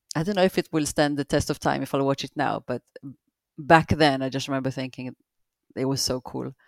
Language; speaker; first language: English; non-native, fluent; Hebrew